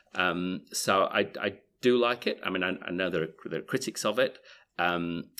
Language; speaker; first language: English; native; English